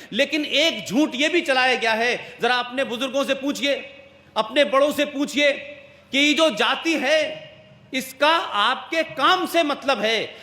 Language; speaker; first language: Hindi; native; Hindi